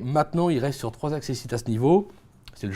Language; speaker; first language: French; native; French